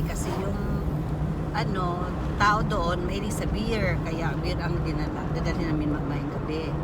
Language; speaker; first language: Filipino; non-native, local second language; Cebuano